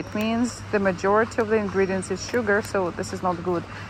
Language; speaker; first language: English; non-native, fluent; Russian